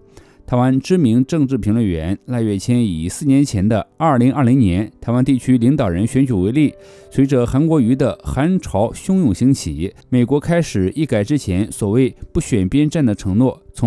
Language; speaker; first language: Chinese; native; Chinese